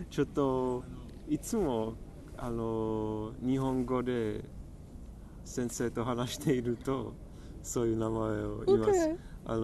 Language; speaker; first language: Japanese; non-native, learner; Czech